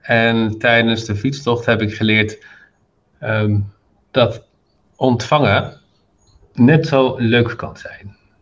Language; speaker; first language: Dutch; non-native, fluent; Arabic